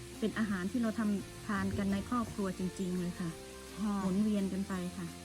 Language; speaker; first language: Thai; native; Thai